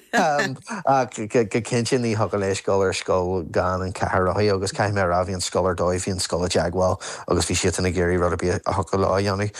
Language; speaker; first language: Irish; non-native, local second language; English